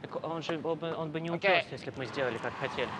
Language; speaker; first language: Russian; native; Russian